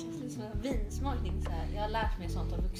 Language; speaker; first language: Swedish; native; Swedish